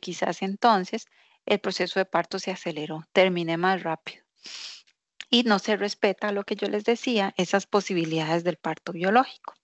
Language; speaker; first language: Spanish; native; Spanish